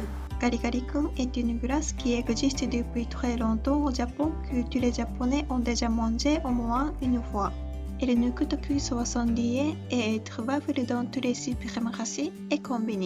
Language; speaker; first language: French; non-native, fluent; Japanese